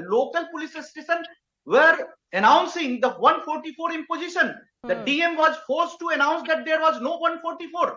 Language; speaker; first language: English; non-native, local second language; Hindi